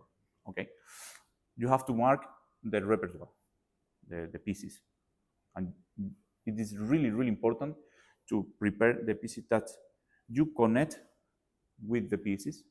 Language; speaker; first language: English; non-native, learner; Spanish